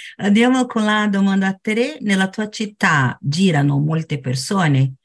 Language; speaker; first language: Italian; non-native, fluent; Portuguese